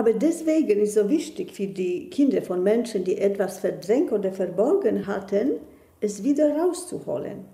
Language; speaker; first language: German; non-native, fluent; Polish